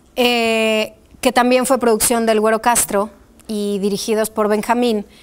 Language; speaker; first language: Spanish; early bilingual, other home language; Polish